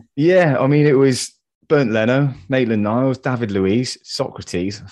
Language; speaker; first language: English; native; English